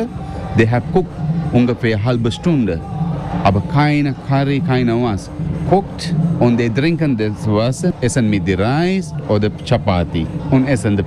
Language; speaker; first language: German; non-native, learner; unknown